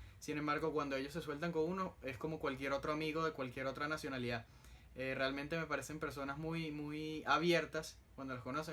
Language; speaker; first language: Spanish; native; Spanish